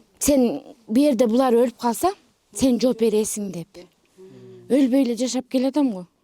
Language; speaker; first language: Kyrgyz; native; Kyrgyz